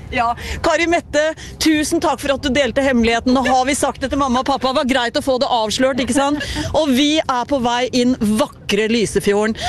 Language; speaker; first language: Norwegian; native; Norwegian